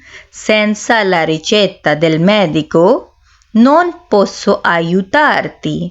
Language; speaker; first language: Italian; non-native, fluent; Urdu